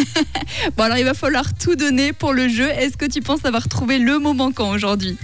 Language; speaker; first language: French; native; French